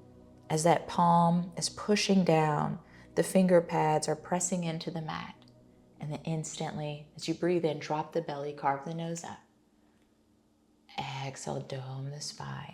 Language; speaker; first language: English; native; English